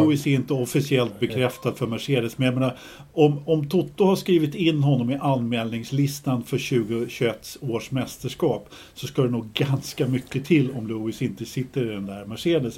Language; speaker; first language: Swedish; native; Swedish